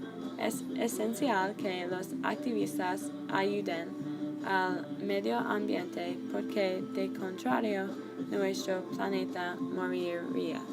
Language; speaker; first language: Spanish; non-native, learner; English